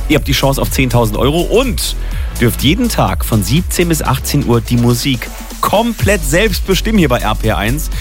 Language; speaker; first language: German; native; German